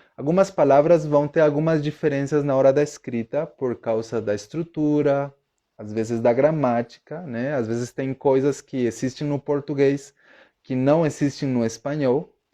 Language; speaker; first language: Portuguese; non-native, fluent; Spanish